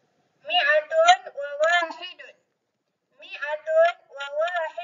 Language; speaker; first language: Arabic; non-native, learner; Malay